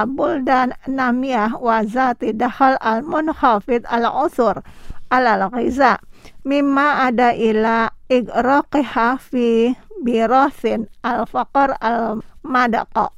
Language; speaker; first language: Arabic; non-native, learner; Indonesian